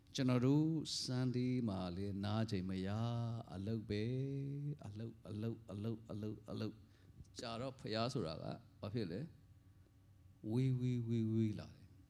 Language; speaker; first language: Burmese; non-native, local second language; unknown